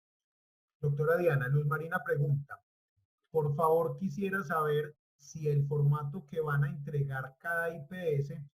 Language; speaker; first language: Spanish; native; Spanish